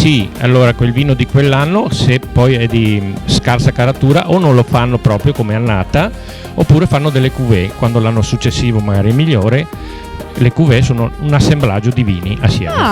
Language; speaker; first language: Italian; native; Italian